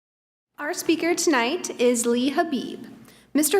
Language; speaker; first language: English; native; English